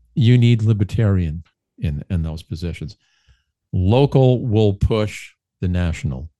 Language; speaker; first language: English; native; English